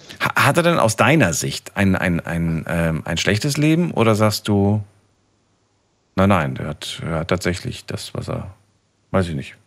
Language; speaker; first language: German; native; German